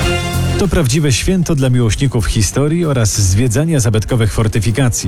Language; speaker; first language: Polish; native; Polish